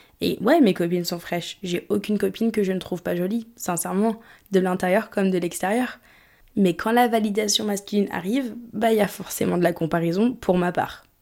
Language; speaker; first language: French; early bilingual, other home language; English